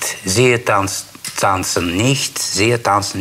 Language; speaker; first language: German; non-native, learner; Russian